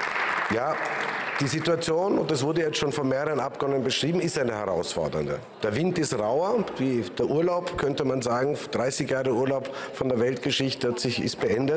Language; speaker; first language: German; native; German